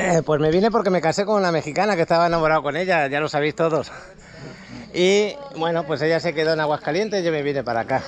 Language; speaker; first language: Spanish; native; Spanish